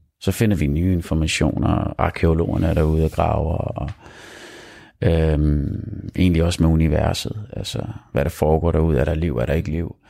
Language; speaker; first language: Danish; early bilingual, other home language; Arabic